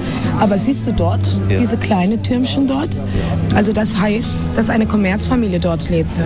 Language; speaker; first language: German; non-native, fluent; Spanish